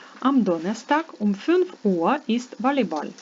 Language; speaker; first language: German; non-native, fluent; Ukrainian